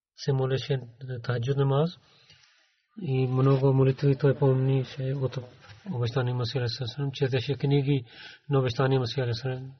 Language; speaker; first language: Bulgarian; non-native, learner; Urdu